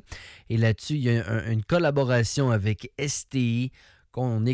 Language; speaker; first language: French; native; French